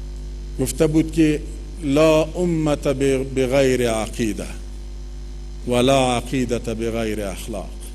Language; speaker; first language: Persian; non-native, local second language; Pashto